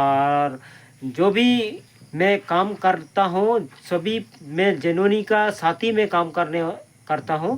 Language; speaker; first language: Hindi; non-native, local second language; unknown